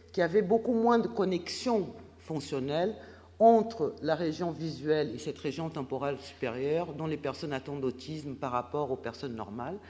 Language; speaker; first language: French; non-native, fluent; Portuguese